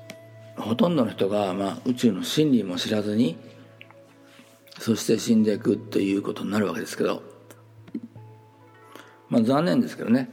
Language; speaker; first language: Japanese; native; Japanese